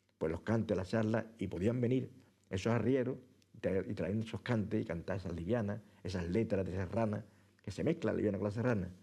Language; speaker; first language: Spanish; native; Spanish